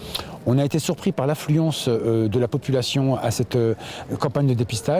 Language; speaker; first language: French; native; French